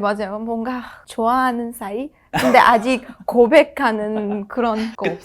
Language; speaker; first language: Korean; non-native, learner; Persian